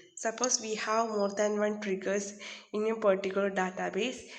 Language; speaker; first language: English; non-native, local second language; Malayalam